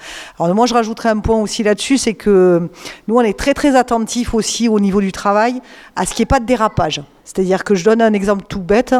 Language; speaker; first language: French; native; French